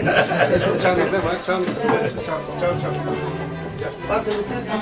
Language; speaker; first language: Spanish; native; Spanish